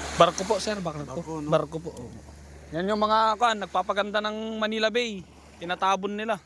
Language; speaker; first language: Filipino; native; Filipino